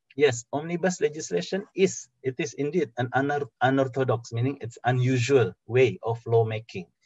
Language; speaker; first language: English; non-native, fluent; Indonesian